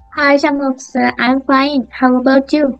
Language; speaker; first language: English; non-native, learner; Sinhala